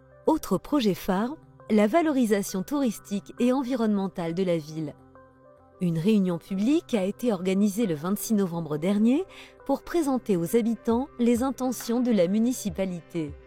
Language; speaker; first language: French; native; French